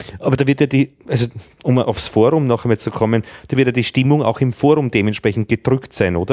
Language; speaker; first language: German; native; German